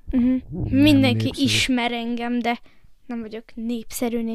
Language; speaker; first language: Hungarian; early bilingual, heritage; Hungarian